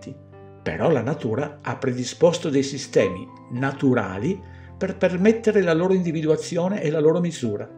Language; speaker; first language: Italian; native; Italian